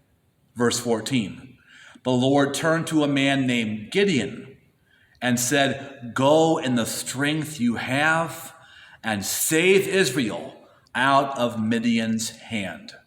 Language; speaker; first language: English; native; English